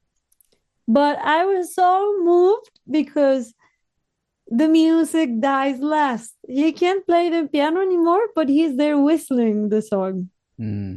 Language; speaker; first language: English; non-native, fluent; Spanish